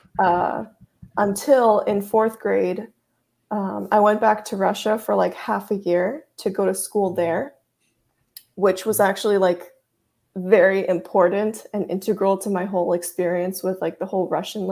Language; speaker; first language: English; early bilingual, other home language; Russian